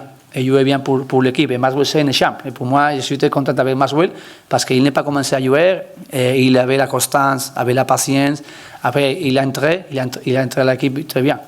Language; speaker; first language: French; non-native, learner; Spanish